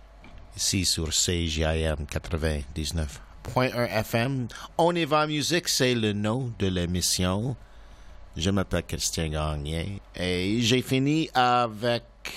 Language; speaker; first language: French; non-native, learner; English